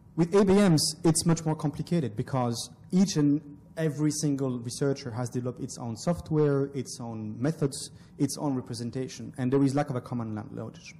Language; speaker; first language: English; non-native, fluent; French